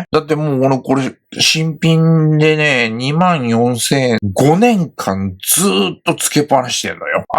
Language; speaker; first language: Japanese; native; Japanese